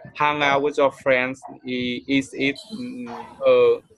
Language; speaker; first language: English; non-native, fluent; Vietnamese